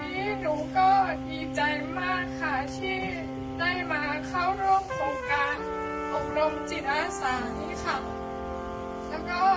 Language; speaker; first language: Thai; non-native, local second language; Hmong